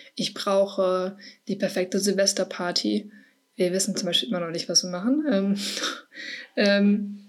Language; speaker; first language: German; native; German